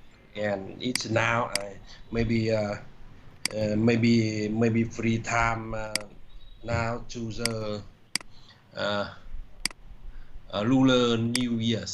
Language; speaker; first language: English; non-native, learner; Vietnamese